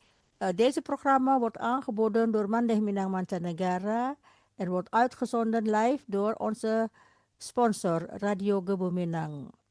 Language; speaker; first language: Dutch; non-native, fluent; Indonesian